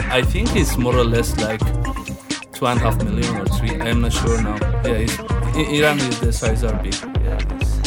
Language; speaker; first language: English; non-native, fluent; Persian